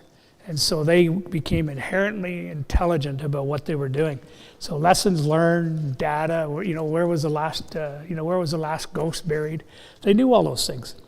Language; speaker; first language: English; native; English